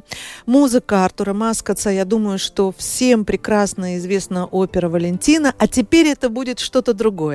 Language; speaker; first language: Russian; native; Russian